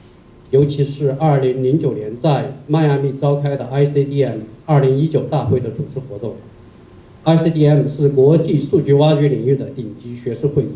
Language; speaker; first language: Chinese; native; Chinese